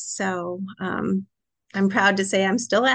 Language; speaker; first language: English; native; English